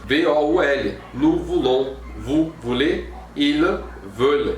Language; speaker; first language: French; non-native, fluent; Portuguese